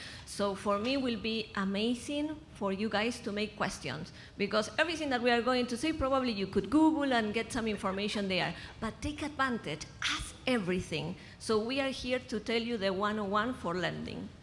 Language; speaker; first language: English; non-native, fluent; Spanish